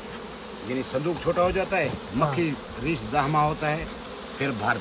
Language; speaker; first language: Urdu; non-native, learner; Nepali